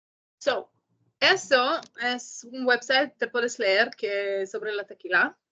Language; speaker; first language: Spanish; non-native, learner; English